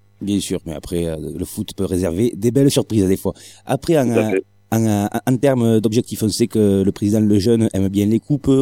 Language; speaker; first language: French; native; French